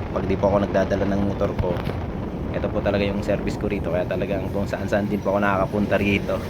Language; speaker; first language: Filipino; non-native, local second language; Bikol